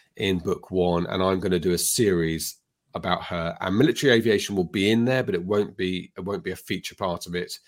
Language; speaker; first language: English; native; English